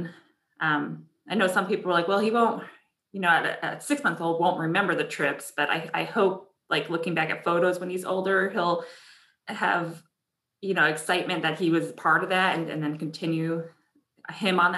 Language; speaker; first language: English; native; English